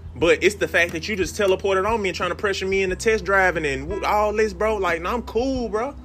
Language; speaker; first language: English; native; English